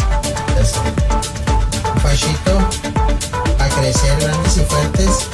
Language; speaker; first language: Spanish; native; Spanish